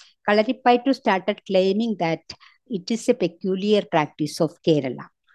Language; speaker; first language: English; non-native, local second language; Malayalam